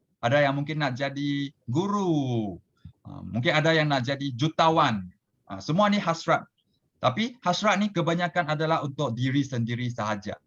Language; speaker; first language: Malay; non-native, local second language; Chinese